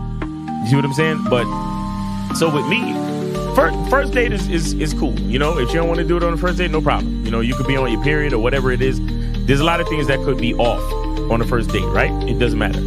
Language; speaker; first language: English; native; English